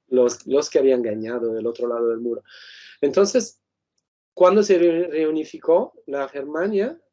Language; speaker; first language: Spanish; non-native, fluent; Italian